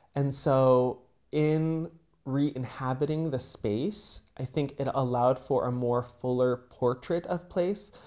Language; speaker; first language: English; native; English